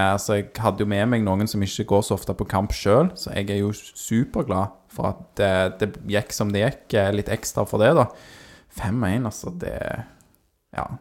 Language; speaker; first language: Norwegian; native; Norwegian